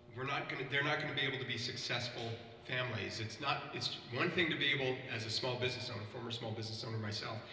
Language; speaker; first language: English; native; English